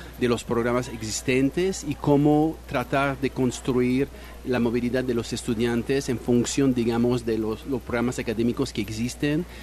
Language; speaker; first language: Spanish; non-native, fluent; French